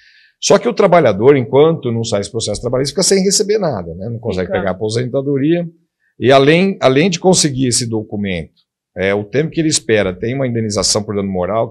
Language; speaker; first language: Portuguese; native; Portuguese